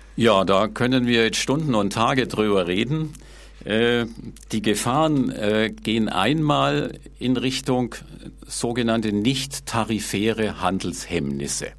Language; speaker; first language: German; native; German